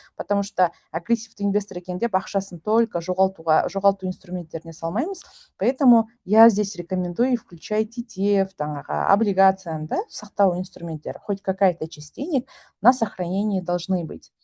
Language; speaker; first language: Russian; non-native, local second language; Kazakh